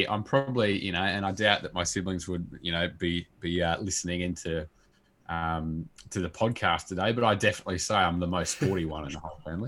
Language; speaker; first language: English; native; English